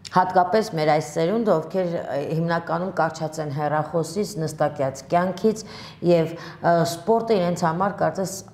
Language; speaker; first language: Armenian; native; Armenian